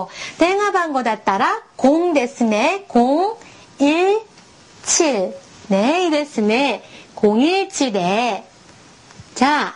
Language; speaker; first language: Japanese; non-native, fluent; Korean